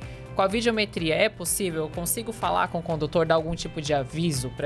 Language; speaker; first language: Portuguese; native; Portuguese